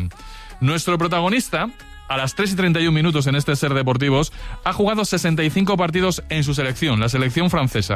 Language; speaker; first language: Spanish; native; Spanish